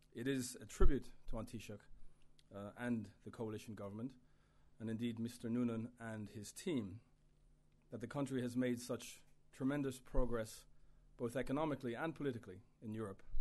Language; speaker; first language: English; native; English